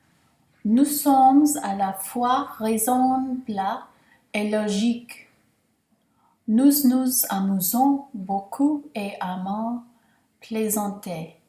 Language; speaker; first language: French; non-native, learner; English